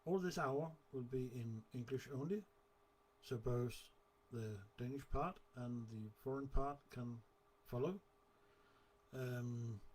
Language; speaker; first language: English; non-native, fluent; Danish